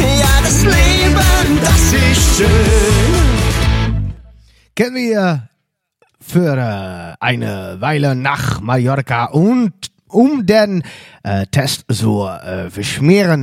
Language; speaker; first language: German; non-native, learner; Dutch